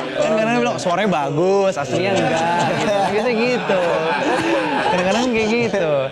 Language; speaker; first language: Indonesian; native; Indonesian